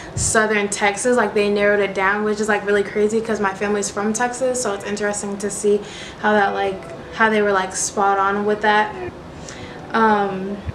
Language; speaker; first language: English; native; English